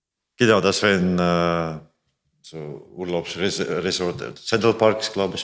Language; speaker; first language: German; non-native, fluent; Latvian